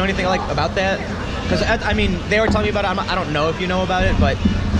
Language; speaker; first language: English; native; English